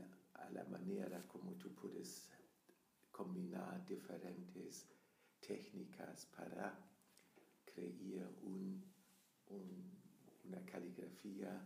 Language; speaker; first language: Spanish; non-native, fluent; German